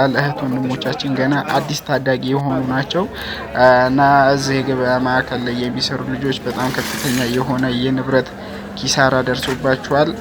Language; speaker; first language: Amharic; native; Amharic